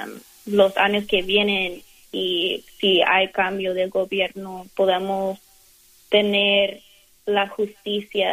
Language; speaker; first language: Spanish; non-native, fluent; English